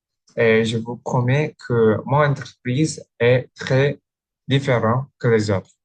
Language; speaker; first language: French; non-native, learner; Indonesian